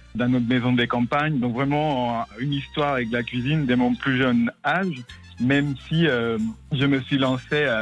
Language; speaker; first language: French; non-native, fluent; Spanish